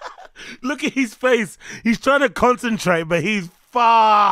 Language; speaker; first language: English; native; English